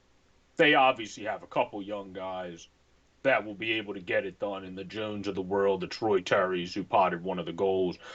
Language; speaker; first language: English; native; English